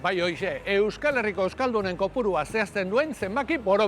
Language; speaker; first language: Basque; native; Basque